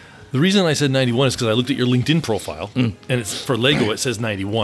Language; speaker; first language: English; native; English